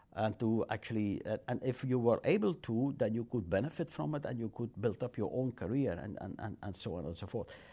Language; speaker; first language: English; non-native, fluent; Dutch